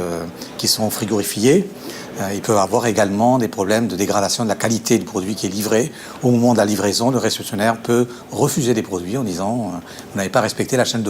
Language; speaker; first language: French; native; French